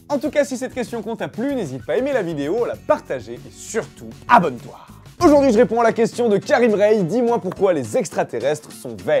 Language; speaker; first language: French; native; French